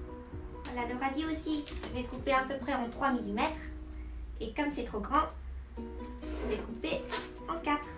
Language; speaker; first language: French; non-native, fluent; Japanese